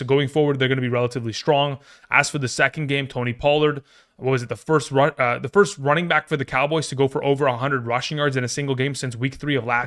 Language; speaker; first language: English; native; English